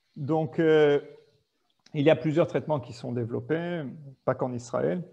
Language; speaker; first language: French; native; French